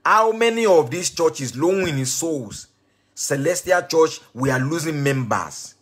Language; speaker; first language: English; non-native, local second language; Yoruba